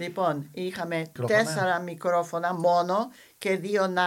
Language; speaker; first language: Greek; non-native, fluent; English